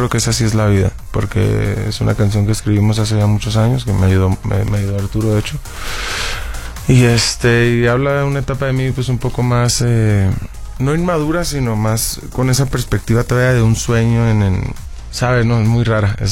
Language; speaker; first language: Spanish; native; Spanish